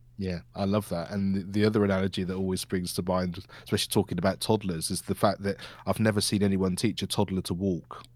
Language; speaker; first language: English; native; English